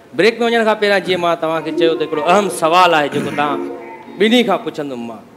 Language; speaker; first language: Sindhi; native; Sindhi